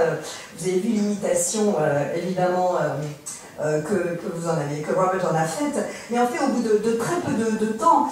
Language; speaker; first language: French; native; French